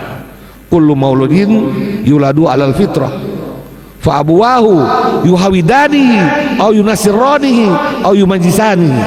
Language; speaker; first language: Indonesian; native; Indonesian